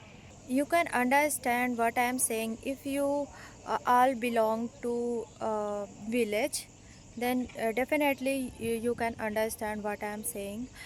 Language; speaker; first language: English; non-native, learner; Hindi